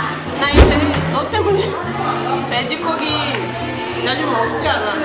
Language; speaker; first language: Korean; non-native, learner; Portuguese